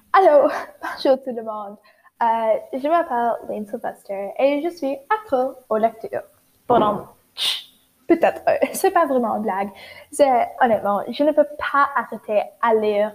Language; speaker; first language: French; non-native, learner; English